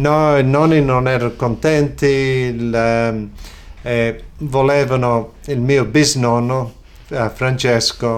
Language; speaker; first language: Italian; early bilingual, other home language; Friulian